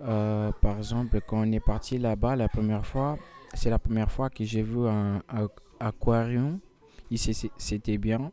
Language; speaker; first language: French; non-native, learner; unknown